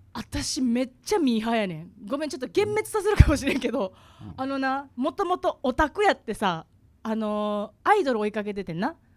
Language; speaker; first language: Japanese; native; Japanese